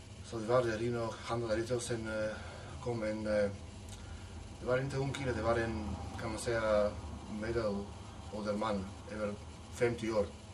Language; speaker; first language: Swedish; non-native, fluent; Macedonian